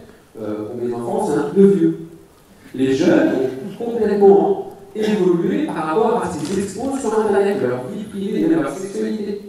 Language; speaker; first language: French; native; French